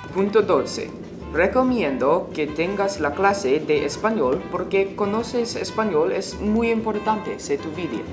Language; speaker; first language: Spanish; non-native, learner; English